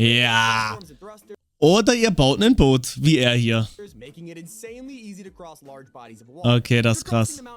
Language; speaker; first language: German; native; German